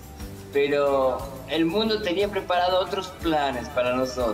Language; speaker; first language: Portuguese; non-native, learner; Spanish